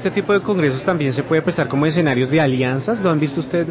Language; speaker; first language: Spanish; native; Spanish